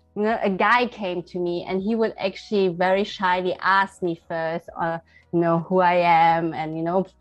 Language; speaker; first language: English; early bilingual, heritage; Chinese